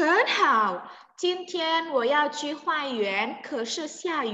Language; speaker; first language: Chinese; non-native, fluent; Indonesian